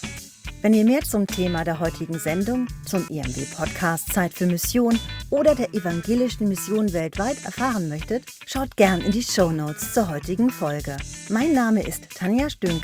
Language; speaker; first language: German; native; German